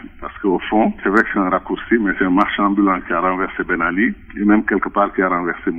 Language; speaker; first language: French; non-native, local second language; Wolof